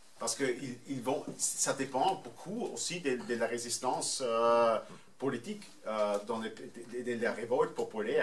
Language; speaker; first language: French; non-native, fluent; German